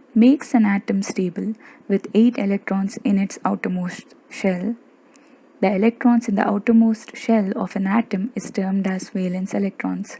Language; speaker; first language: English; non-native, local second language; Kannada